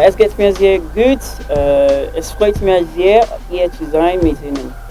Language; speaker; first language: German; non-native, learner; Yoruba